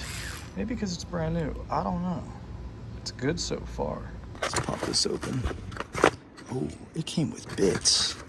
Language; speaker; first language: English; native; English